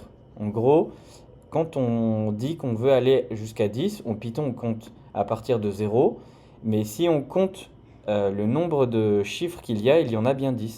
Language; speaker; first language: French; native; French